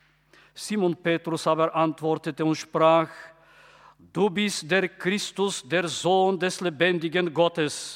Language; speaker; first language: German; non-native, fluent; Bulgarian